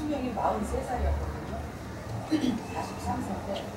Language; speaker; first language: Korean; native; Korean